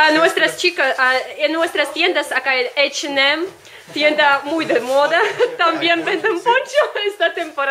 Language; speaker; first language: Spanish; non-native, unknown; Russian